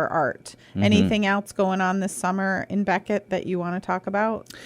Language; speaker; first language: English; native; English